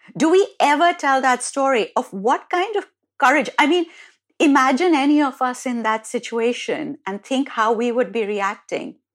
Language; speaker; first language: English; non-native, local second language; Hindi